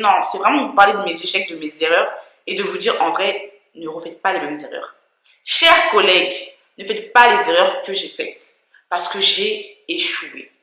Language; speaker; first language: French; native; French